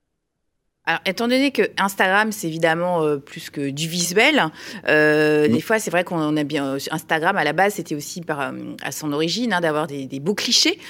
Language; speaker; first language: French; native; French